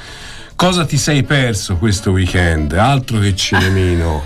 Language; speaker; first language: Italian; native; Italian